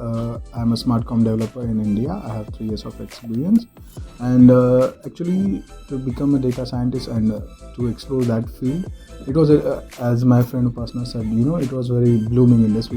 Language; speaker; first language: English; non-native, local second language; Hindi